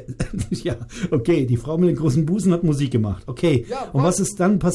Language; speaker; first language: German; native; German